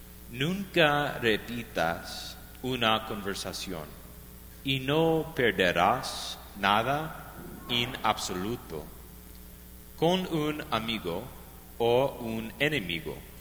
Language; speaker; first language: Spanish; non-native, learner; English